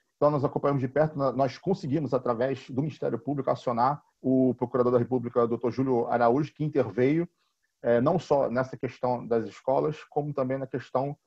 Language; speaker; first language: Portuguese; native; Portuguese